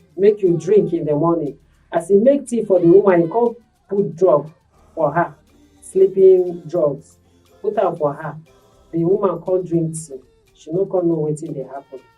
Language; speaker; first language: Nigerian Pidgin; native; Nigerian Pidgin